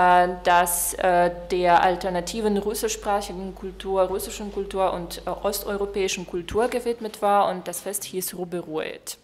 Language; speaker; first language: German; non-native, fluent; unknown